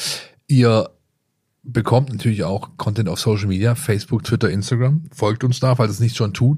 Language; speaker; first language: German; native; German